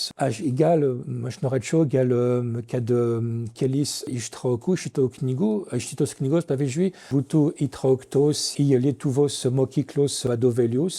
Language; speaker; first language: Lithuanian; non-native, fluent; French